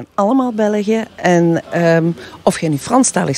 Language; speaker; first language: Dutch; native; Dutch